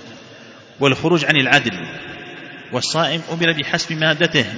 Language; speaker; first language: Arabic; native; Arabic